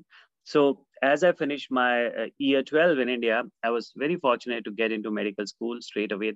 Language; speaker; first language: English; non-native, local second language; Hindi